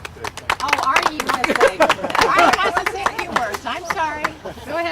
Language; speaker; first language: English; native; English